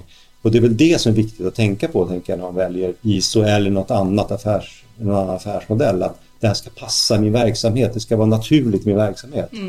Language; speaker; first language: Swedish; native; Swedish